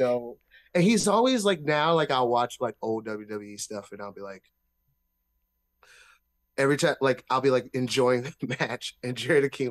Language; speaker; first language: English; native; English